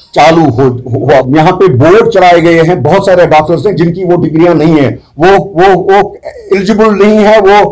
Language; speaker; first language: Urdu; non-native, local second language; Kashmiri